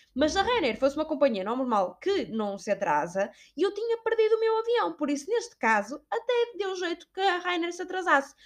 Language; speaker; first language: Portuguese; native; Portuguese